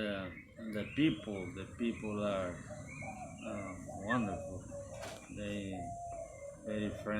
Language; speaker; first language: English; non-native, learner; Spanish